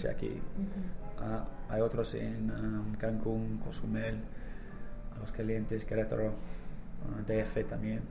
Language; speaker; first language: Spanish; non-native, learner; English